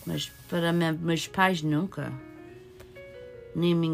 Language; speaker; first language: Portuguese; early bilingual, heritage; Portuguese